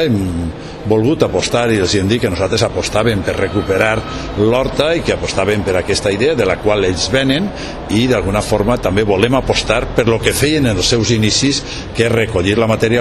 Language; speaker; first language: Catalan; native; Catalan